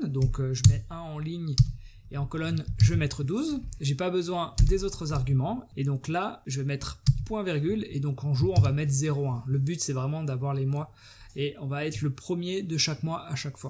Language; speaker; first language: French; native; French